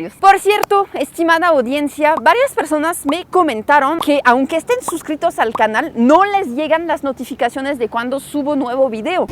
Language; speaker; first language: Spanish; non-native, fluent; French